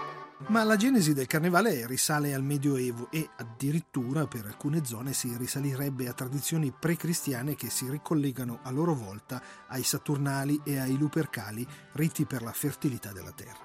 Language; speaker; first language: Italian; native; Italian